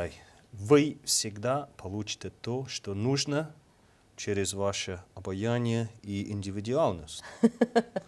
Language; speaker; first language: Russian; non-native, learner; English